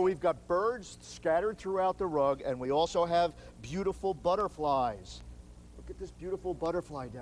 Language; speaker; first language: English; native; English